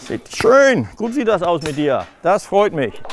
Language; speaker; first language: German; native; German